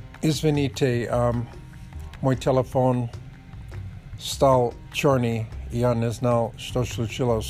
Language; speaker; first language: Russian; non-native, learner; English